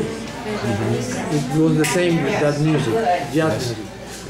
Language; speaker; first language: English; non-native, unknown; Spanish